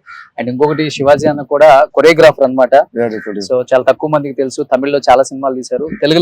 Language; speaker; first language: Telugu; native; Telugu